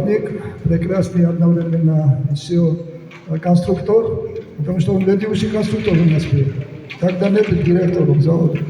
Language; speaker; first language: Russian; non-native, fluent; Georgian